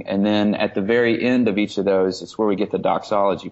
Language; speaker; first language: English; native; English